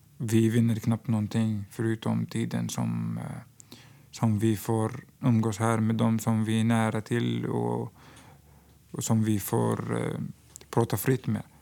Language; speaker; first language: Swedish; non-native, fluent; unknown